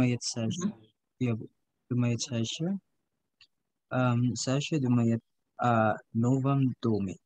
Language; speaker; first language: Russian; non-native, learner; Indonesian